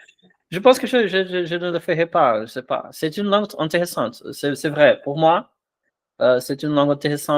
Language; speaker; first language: French; non-native, fluent; Portuguese